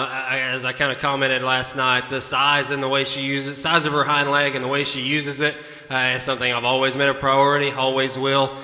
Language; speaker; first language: English; native; English